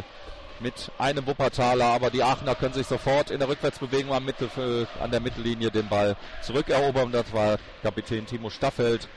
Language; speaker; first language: German; native; German